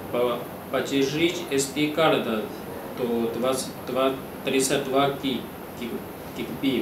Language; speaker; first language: Russian; non-native, learner; Chinese